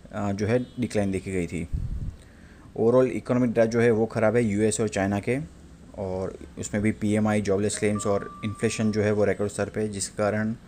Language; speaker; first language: Hindi; non-native, local second language; Gujarati